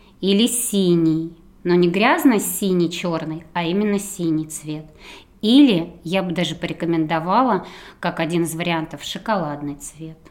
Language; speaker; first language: Russian; native; Russian